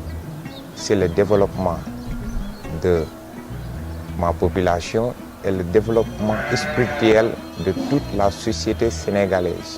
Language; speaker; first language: French; non-native, local second language; Wolof